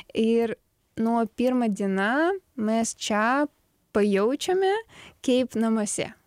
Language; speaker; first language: Lithuanian; non-native, learner; Ukrainian